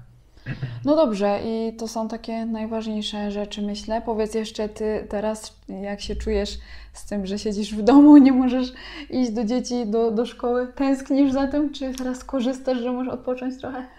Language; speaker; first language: Polish; native; Polish